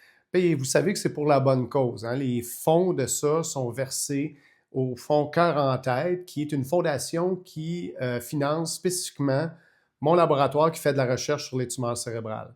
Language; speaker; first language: French; native; French